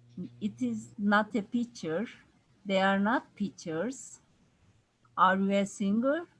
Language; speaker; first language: English; non-native, learner; Turkish